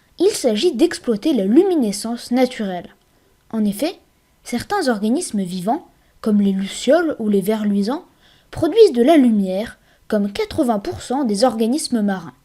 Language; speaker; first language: French; native; French